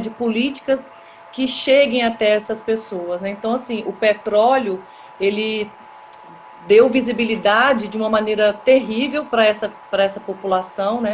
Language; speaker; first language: Portuguese; native; Portuguese